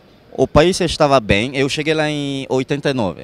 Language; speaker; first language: Portuguese; non-native, fluent; French